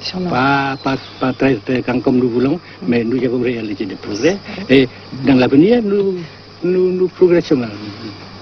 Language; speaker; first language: French; non-native, local second language; Vietnamese